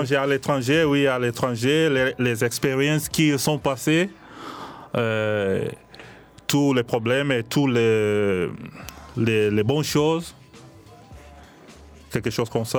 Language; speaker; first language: French; non-native, learner; Swahili